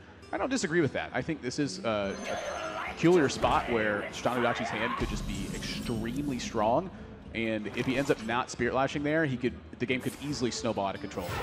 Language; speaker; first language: English; native; English